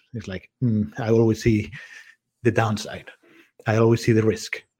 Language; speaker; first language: English; non-native, fluent; Spanish